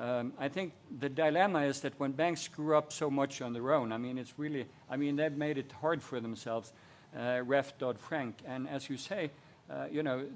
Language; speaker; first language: English; non-native, fluent; Norwegian